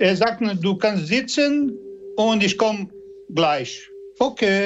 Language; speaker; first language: German; non-native, learner; Croatian